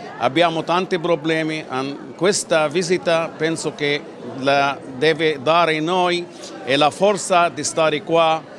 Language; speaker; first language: Italian; non-native, learner; Arabic